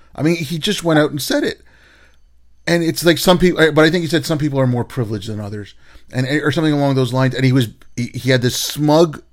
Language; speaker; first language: English; non-native, local second language; Urdu